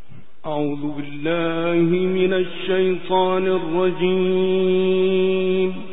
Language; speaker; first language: Arabic; native; Arabic